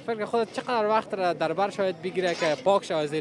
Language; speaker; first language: Persian; native; Persian